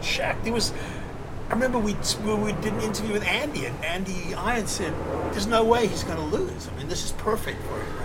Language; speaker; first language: English; native; English